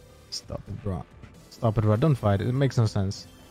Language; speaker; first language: English; non-native, fluent; Polish